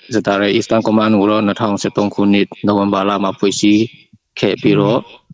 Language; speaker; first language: Burmese; non-native, local second language; Hakha Chin